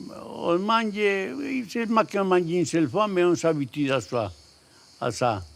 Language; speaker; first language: French; non-native, learner; Spanish